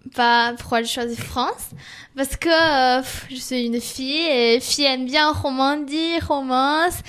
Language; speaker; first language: French; non-native, learner; Chinese